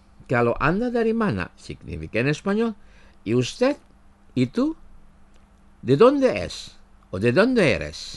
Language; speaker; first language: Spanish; non-native, fluent; Indonesian